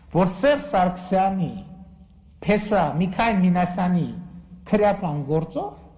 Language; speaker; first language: Armenian; native; Armenian